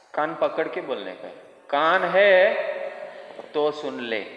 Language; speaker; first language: Hindi; non-native, local second language; Kannada